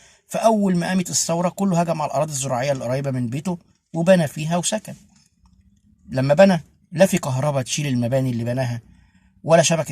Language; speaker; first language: Arabic; native; Arabic